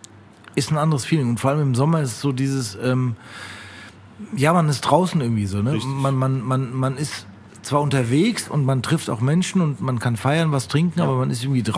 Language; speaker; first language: German; native; German